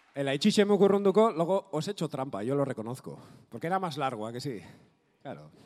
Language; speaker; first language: Spanish; non-native, local second language; Basque